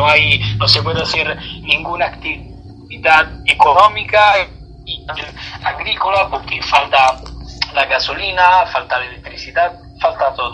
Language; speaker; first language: Spanish; non-native, fluent; Italian